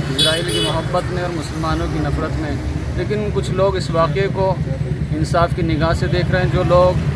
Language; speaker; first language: Urdu; native; Urdu